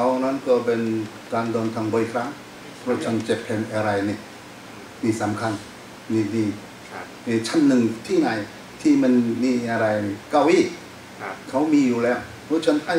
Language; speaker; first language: Thai; non-native, fluent; Korean